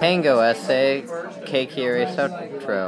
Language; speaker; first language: Spanish; non-native, learner; English